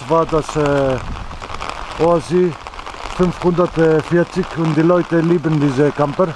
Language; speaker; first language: German; non-native, learner; Greek